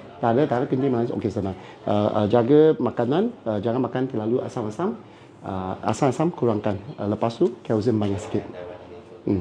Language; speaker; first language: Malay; non-native, local second language; Cantonese